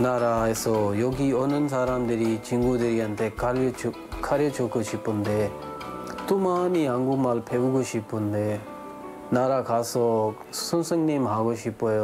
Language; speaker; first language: Korean; non-native, learner; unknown